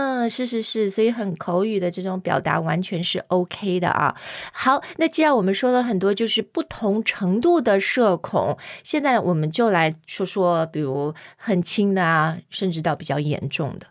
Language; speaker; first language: Chinese; native; Chinese